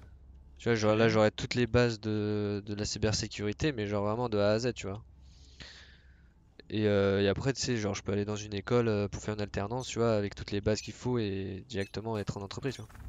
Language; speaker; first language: French; native; French